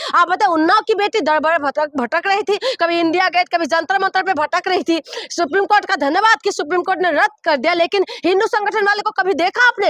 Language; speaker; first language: Hindi; non-native, local second language; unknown